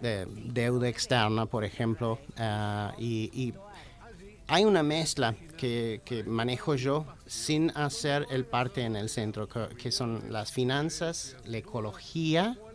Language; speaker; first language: Spanish; non-native, fluent; English